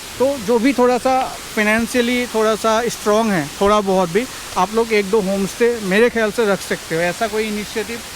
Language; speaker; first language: Hindi; non-native, local second language; Assamese